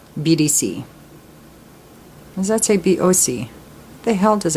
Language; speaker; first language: English; native; English